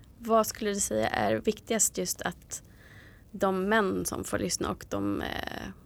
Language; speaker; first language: Swedish; native; Swedish